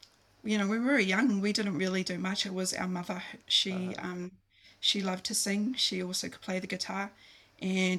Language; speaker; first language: English; native; English